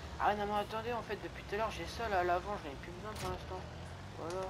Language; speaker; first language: French; native; French